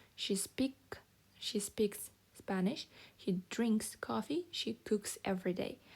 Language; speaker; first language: English; non-native, fluent; Kazakh